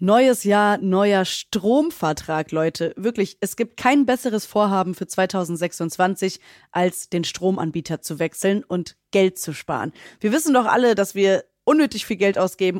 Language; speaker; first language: German; native; German